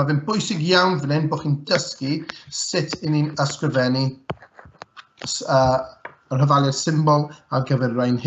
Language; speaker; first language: Welsh; native; Welsh